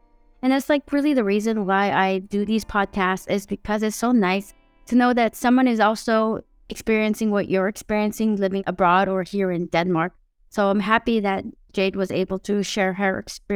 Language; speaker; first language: English; early bilingual, other home language; Filipino